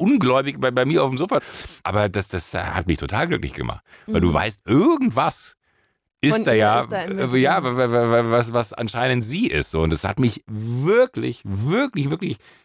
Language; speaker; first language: German; native; German